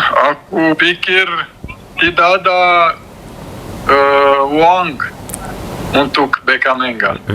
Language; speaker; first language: Indonesian; non-native, learner; Romanian